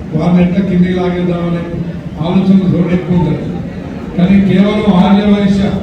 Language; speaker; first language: Telugu; native; Telugu